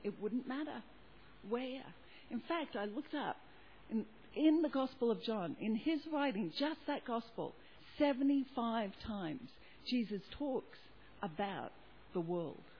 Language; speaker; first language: English; native; English